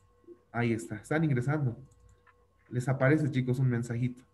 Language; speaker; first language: Spanish; native; Spanish